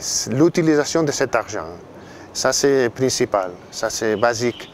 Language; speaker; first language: French; non-native, fluent; Catalan